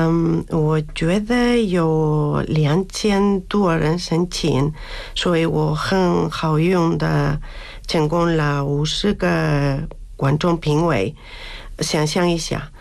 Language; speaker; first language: Chinese; non-native, learner; Spanish